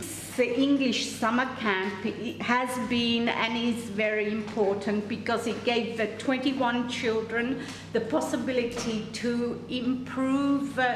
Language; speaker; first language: English; non-native, fluent; Italian